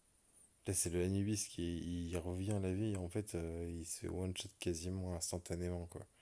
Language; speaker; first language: French; native; French